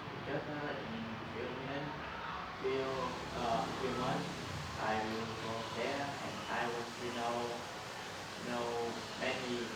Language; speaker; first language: English; non-native, learner; Vietnamese